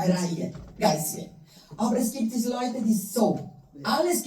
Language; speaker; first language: German; non-native, learner; Portuguese